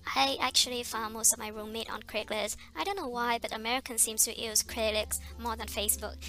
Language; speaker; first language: English; non-native, fluent; Vietnamese